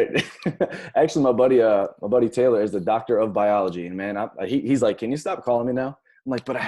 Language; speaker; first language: English; native; English